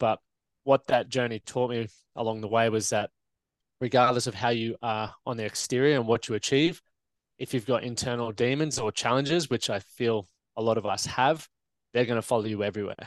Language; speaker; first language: English; native; English